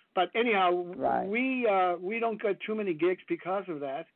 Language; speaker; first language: English; non-native, fluent; Danish